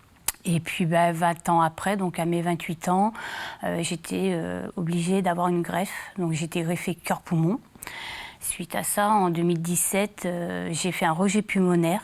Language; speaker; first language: French; native; French